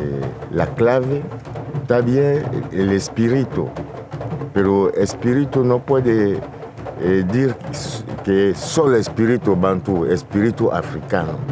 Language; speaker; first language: Spanish; non-native, fluent; Lingala